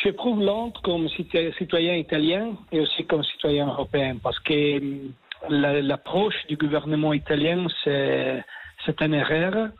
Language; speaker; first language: French; non-native, fluent; Italian